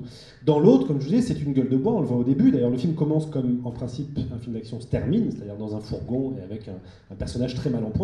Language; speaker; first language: French; native; French